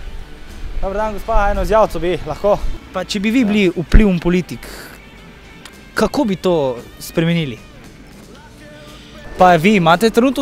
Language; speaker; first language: Slovenian; native; Slovenian